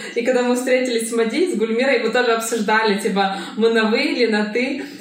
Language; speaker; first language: Russian; non-native, local second language; Kyrgyz